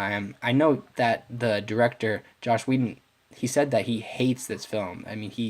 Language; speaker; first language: English; native; English